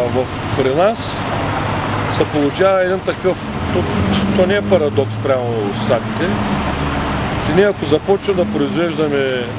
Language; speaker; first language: Bulgarian; native; Bulgarian